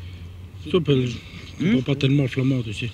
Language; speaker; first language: Dutch; non-native, local second language; Romany